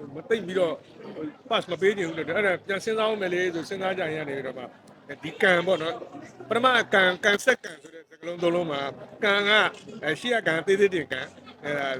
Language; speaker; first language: Burmese; native; Burmese